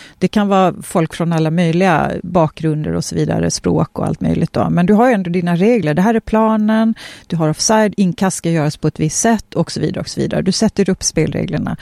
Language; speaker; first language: Swedish; early bilingual, other home language; Polish